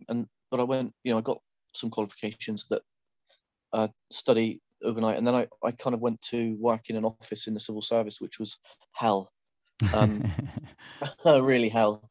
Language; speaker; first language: English; native; English